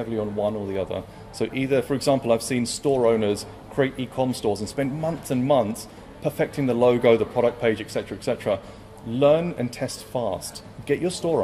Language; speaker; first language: English; native; English